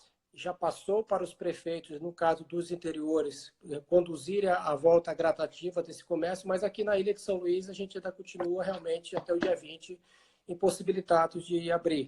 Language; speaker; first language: Portuguese; native; Portuguese